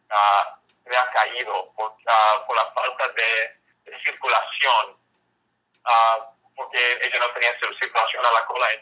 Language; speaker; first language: Spanish; non-native, fluent; English